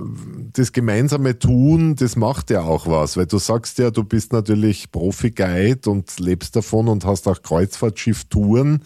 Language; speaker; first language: German; native; German